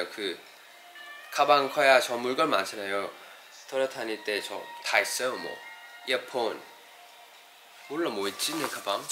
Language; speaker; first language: Korean; non-native, fluent; Thai